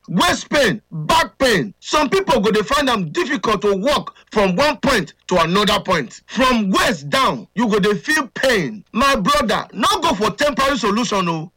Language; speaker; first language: Nigerian Pidgin; native; Nigerian Pidgin